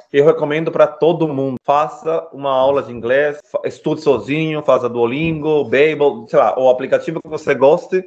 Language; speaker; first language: Portuguese; non-native, fluent; Spanish